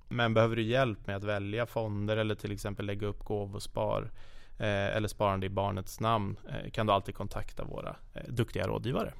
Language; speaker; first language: Swedish; native; Swedish